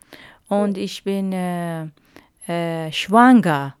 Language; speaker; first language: German; non-native, learner; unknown